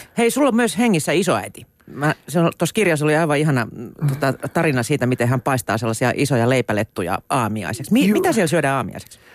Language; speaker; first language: Finnish; native; Finnish